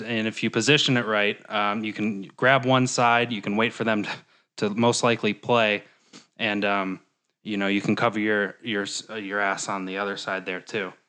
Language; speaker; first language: English; native; English